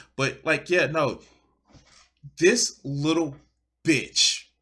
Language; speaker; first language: English; native; English